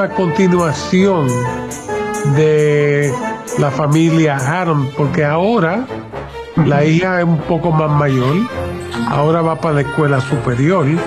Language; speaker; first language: Spanish; early bilingual, heritage; English